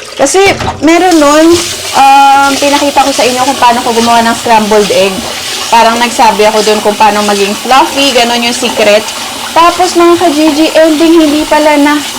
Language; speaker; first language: Filipino; native; Filipino